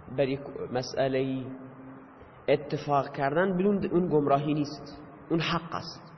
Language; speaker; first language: Persian; non-native, local second language; Baluchi